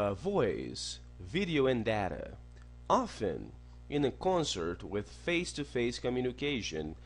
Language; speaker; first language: English; non-native, fluent; Portuguese